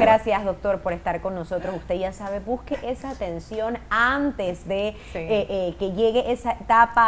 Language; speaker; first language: Spanish; native; Spanish